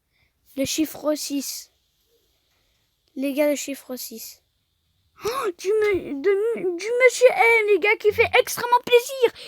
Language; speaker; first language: French; native; French